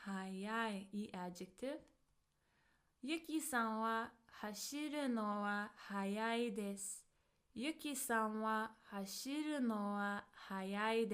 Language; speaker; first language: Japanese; non-native, fluent; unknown